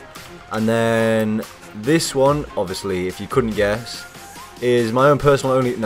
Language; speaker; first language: English; native; English